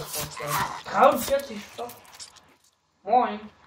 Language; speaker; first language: German; native; German